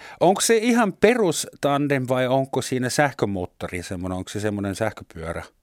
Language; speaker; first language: Finnish; non-native, fluent; German